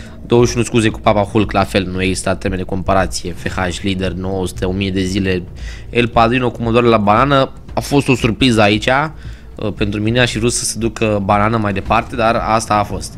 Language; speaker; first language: Romanian; native; Romanian